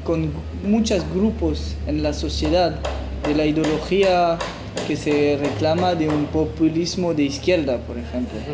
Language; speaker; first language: Spanish; non-native, fluent; French